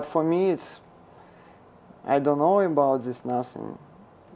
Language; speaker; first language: English; non-native, learner; Russian